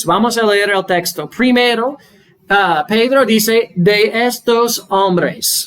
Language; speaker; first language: Spanish; non-native, fluent; English